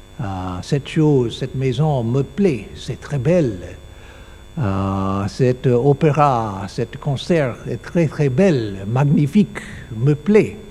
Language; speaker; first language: French; non-native, learner; English